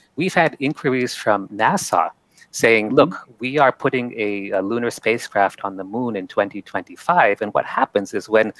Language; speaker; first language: English; native; English